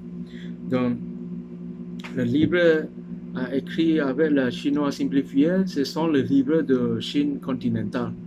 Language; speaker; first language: French; non-native, learner; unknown